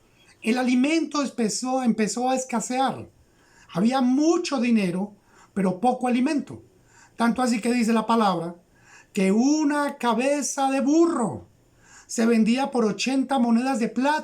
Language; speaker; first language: Spanish; native; Spanish